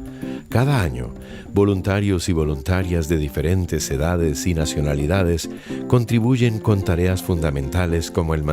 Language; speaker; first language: Spanish; native; Spanish